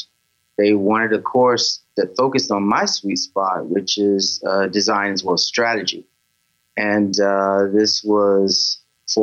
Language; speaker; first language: English; native; English